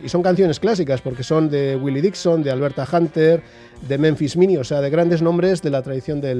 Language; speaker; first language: Spanish; native; Spanish